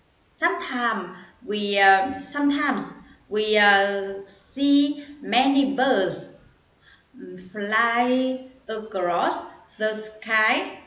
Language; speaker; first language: English; non-native, learner; Vietnamese